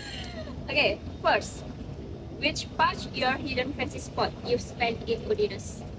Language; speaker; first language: English; non-native, learner; Indonesian